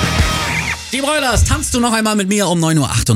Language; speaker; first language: German; native; German